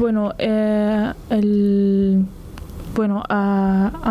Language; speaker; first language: Spanish; non-native, learner; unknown